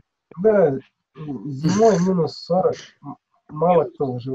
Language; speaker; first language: Russian; non-native, local second language; Yakut